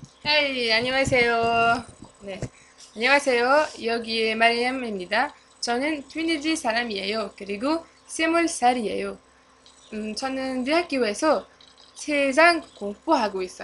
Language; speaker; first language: Korean; non-native, learner; English